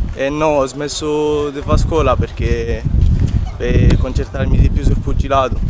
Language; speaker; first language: Italian; native; Italian